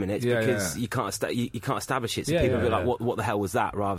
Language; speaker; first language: English; native; English